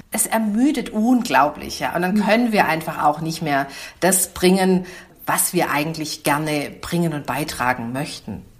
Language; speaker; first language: German; native; German